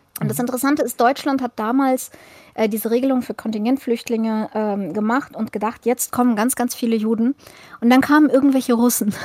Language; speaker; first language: German; early bilingual, other home language; Russian